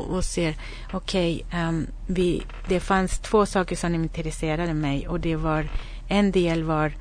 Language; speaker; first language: Swedish; non-native, fluent; Spanish